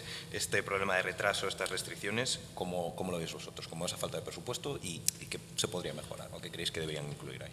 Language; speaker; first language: Spanish; native; Spanish